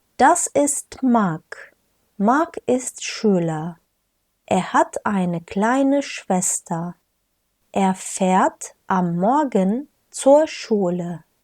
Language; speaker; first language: German; non-native, fluent; Turkish